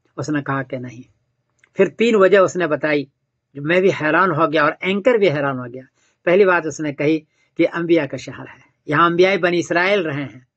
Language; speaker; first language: Urdu; native; Urdu